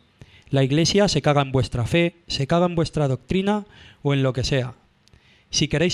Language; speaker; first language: Spanish; native; Spanish